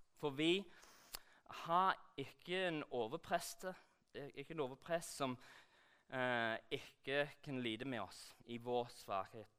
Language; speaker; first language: Norwegian; non-native, fluent; English